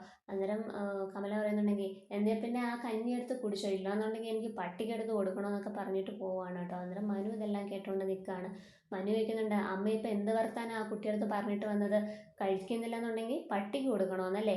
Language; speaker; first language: Malayalam; native; Malayalam